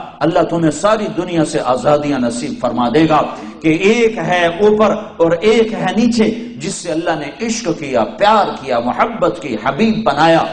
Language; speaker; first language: Urdu; non-native, local second language; Punjabi